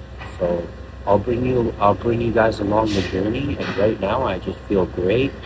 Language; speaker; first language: English; native; English